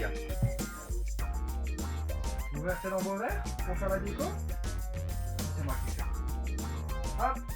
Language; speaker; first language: French; native; French